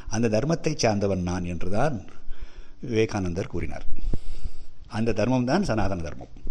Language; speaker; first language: Tamil; non-native, local second language; Telugu